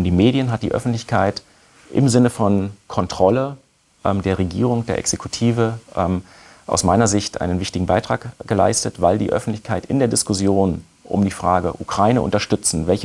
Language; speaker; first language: German; native; German